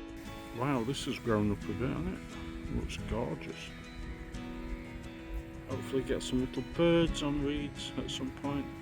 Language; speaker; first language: English; native; English